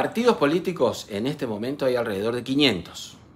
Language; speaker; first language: Spanish; native; Spanish